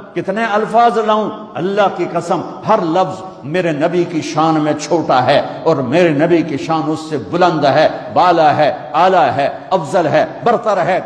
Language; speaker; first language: Urdu; non-native, local second language; Punjabi